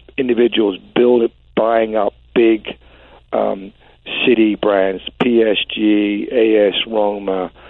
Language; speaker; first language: English; native; English